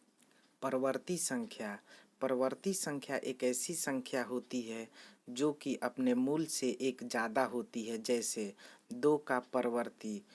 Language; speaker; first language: Hindi; native; Hindi